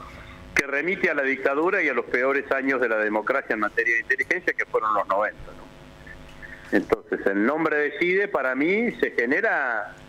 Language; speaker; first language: Spanish; native; Spanish